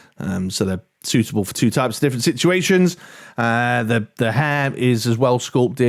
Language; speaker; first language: English; native; English